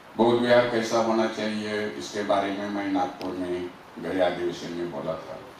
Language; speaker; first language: Hindi; non-native, local second language; Marathi